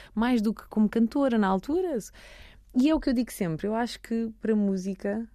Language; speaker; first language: Portuguese; early bilingual, heritage; Portuguese